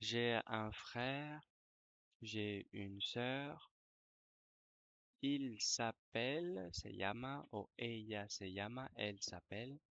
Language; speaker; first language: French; non-native, fluent; Spanish